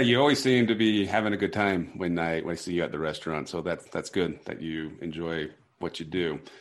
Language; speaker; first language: English; native; English